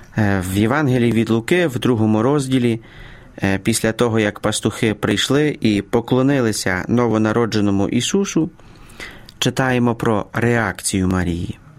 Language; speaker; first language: Ukrainian; native; Ukrainian